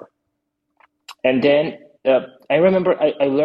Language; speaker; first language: English; non-native, fluent; Polish